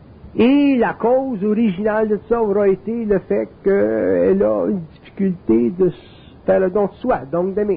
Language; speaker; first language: French; native; French